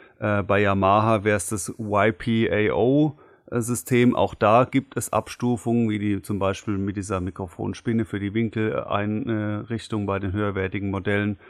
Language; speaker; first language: German; native; German